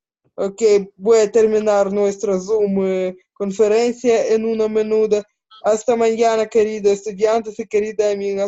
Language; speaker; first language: Spanish; non-native, learner; Ukrainian